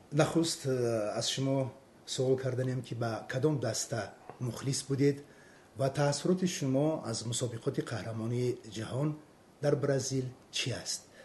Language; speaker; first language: Persian; native; Persian